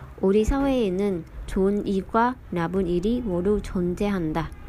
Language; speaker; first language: Korean; non-native, fluent; Vietnamese